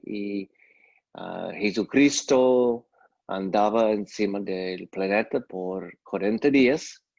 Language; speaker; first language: Spanish; non-native, fluent; English